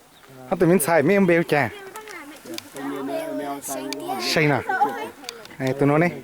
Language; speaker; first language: Vietnamese; non-native, local second language; Hmong